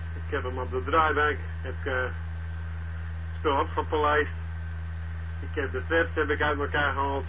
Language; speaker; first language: Dutch; native; Dutch